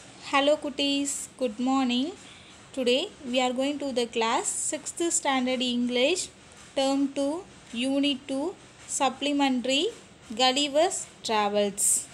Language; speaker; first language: English; non-native, local second language; Tamil